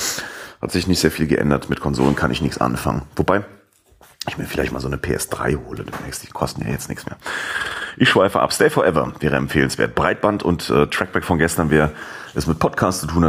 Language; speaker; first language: German; native; German